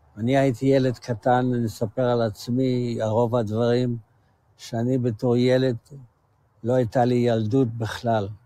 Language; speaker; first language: Hebrew; early bilingual, other home language; Yiddish